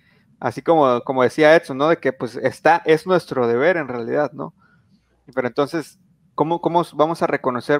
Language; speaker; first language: Spanish; native; Spanish